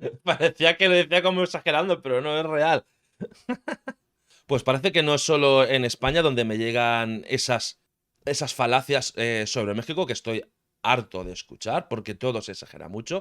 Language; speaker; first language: Spanish; native; Spanish